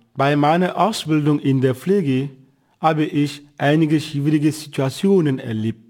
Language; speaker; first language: German; non-native, fluent; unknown